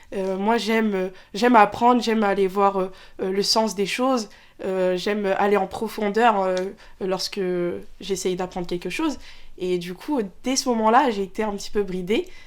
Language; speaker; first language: French; early bilingual, other home language; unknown